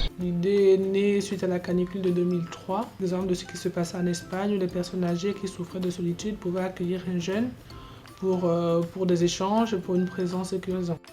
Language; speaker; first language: French; native; French